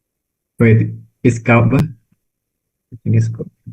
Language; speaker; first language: English; non-native, learner; Indonesian